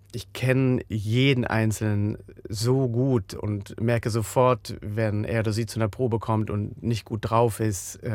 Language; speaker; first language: German; native; German